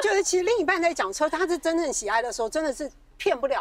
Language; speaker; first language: Chinese; native; Chinese